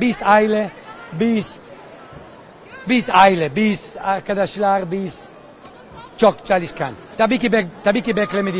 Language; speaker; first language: Turkish; non-native, learner; Italian